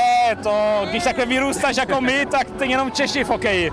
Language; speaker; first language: Czech; early bilingual, heritage; Czech